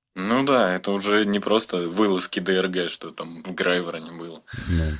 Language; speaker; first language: Russian; native; Russian